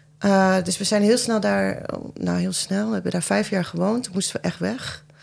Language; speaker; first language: Dutch; early bilingual, other home language; Persian